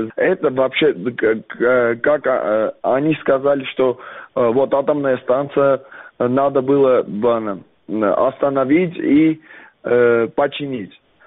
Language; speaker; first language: Russian; non-native, learner; Armenian